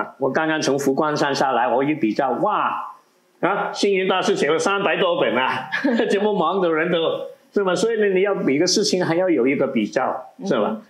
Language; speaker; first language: Chinese; non-native, local second language; Cantonese